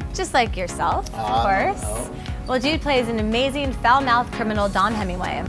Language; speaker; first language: English; native; English